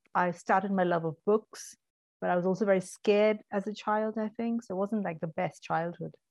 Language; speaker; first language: English; non-native, local second language; Malayalam